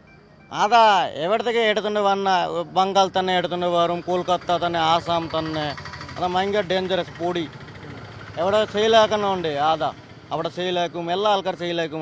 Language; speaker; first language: Malayalam; non-native, local second language; Assamese